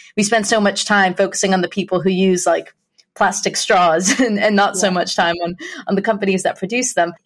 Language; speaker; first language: English; native; English